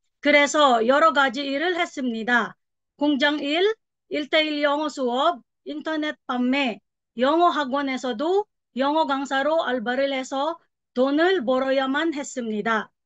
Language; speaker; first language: Korean; non-native, learner; Filipino